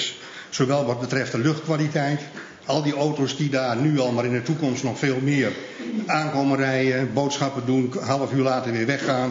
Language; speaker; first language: Dutch; native; Dutch